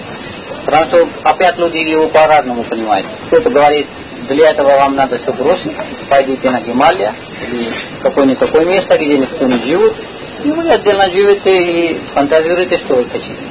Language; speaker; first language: Russian; non-native, learner; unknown